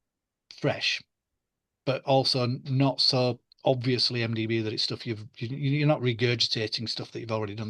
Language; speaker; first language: English; native; English